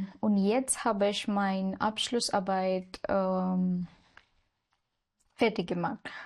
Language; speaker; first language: German; non-native, learner; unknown